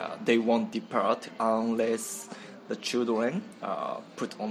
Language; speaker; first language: English; non-native, learner; Japanese